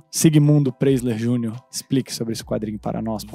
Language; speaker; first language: Portuguese; native; Portuguese